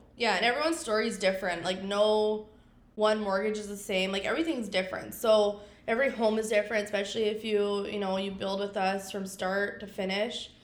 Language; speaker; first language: English; native; English